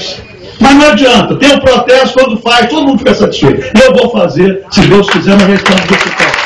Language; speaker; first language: Portuguese; native; Portuguese